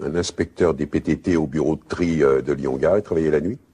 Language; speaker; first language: French; native; French